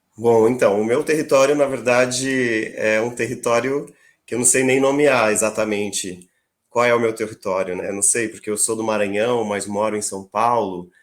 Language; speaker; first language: Portuguese; native; Portuguese